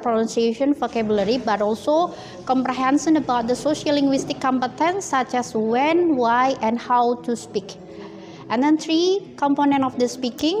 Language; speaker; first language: English; non-native, fluent; Indonesian